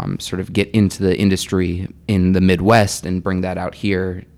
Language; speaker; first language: English; native; English